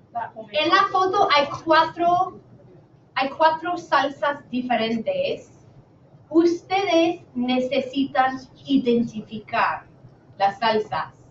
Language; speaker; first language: Spanish; non-native, fluent; English